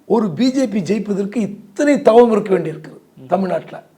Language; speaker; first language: Tamil; native; Tamil